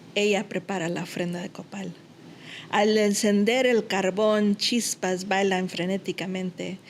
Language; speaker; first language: Spanish; early bilingual, heritage; Spanish